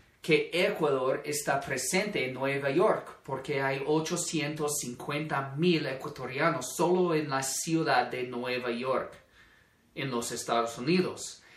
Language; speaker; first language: Spanish; non-native, fluent; English